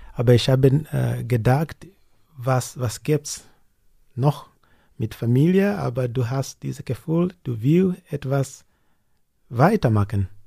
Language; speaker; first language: German; non-native, learner; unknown